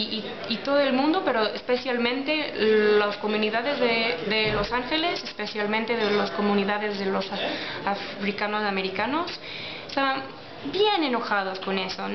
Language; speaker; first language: Spanish; non-native, learner; English